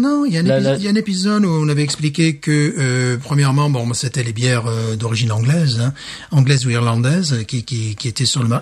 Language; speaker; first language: French; native; French